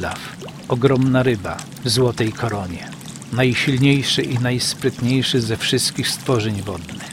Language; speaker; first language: Polish; native; Polish